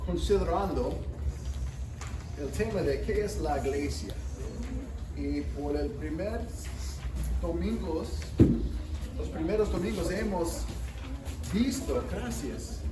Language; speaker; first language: Spanish; non-native, fluent; English